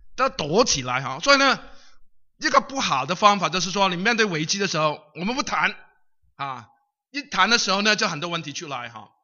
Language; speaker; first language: Chinese; non-native, local second language; Cantonese